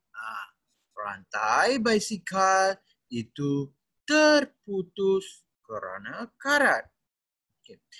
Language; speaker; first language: Malay; native; Malay